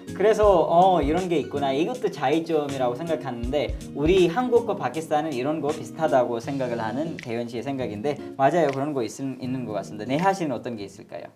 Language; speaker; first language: Korean; non-native, fluent; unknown